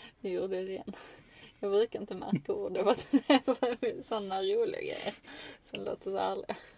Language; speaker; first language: Swedish; native; Swedish